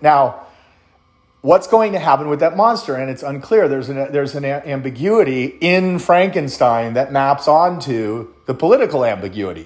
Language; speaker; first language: English; native; English